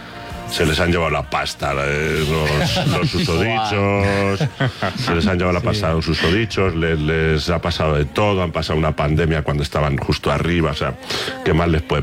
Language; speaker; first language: Spanish; native; Spanish